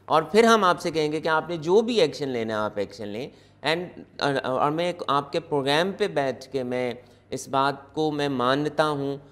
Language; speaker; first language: Urdu; non-native, local second language; Punjabi